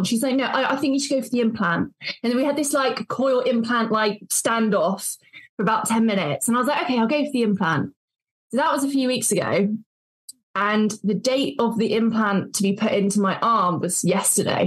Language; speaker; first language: English; native; English